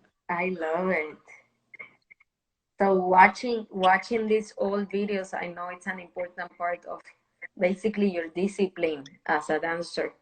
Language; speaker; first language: English; non-native, fluent; Spanish